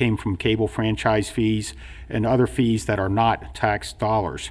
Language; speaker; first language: English; native; English